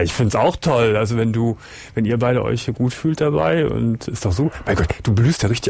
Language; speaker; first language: German; native; German